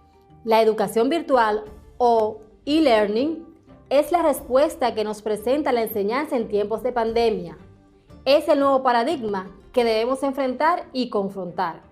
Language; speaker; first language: Spanish; native; Spanish